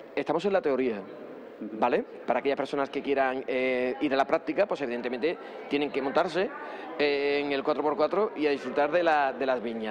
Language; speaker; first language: Spanish; native; Spanish